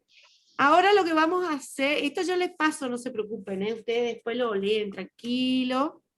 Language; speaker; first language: Spanish; native; Spanish